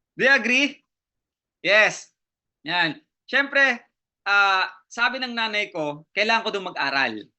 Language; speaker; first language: Filipino; native; Filipino